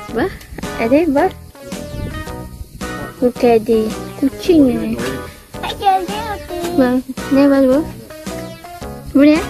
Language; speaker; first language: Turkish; non-native, learner; Indonesian